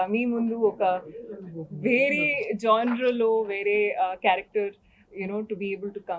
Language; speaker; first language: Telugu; non-native, learner; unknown